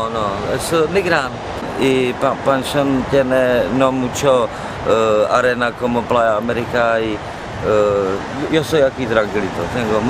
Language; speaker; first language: Spanish; non-native, learner; Czech